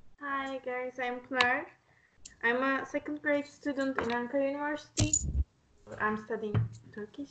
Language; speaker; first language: English; non-native, local second language; Turkish